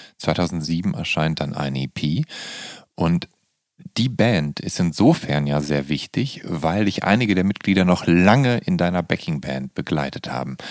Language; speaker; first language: German; native; German